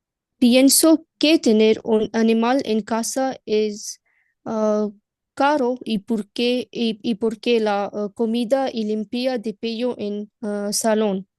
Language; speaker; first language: Spanish; non-native, learner; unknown